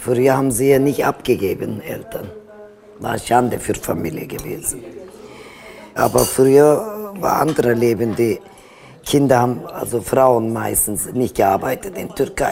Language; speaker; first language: German; non-native, learner; Turkish